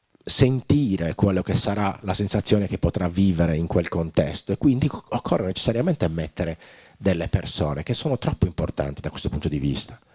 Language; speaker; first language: Italian; native; Italian